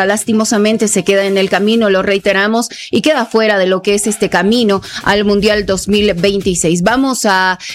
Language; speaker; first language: Spanish; native; Spanish